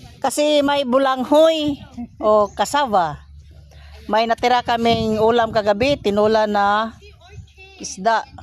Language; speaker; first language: Filipino; non-native, local second language; Cebuano